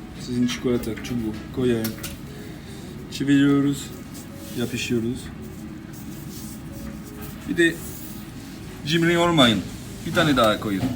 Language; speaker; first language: Turkish; non-native, learner; French